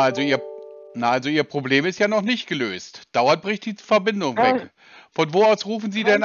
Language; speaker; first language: German; native; German